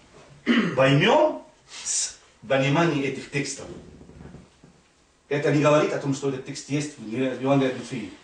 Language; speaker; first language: Russian; non-native, fluent; Arabic